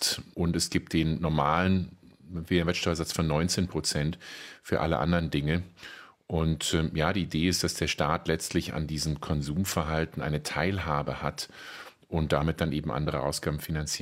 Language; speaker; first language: German; native; German